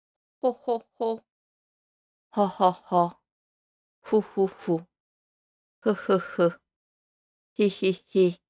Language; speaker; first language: Japanese; non-native, fluent; Korean